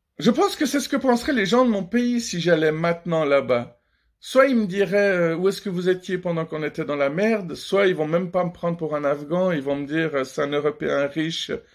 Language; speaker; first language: French; early bilingual, other home language; Persian